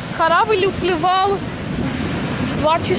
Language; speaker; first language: Russian; early bilingual, heritage; Russian